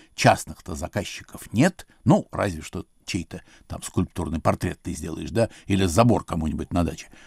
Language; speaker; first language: Russian; native; Russian